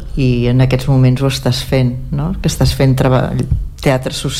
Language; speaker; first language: Catalan; native; Catalan